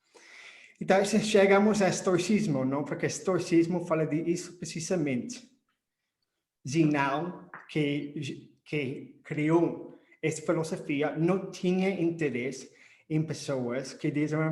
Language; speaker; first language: Portuguese; non-native, fluent; English